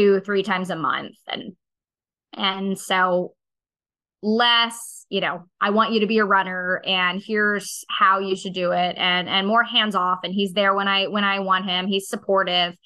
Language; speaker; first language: English; native; English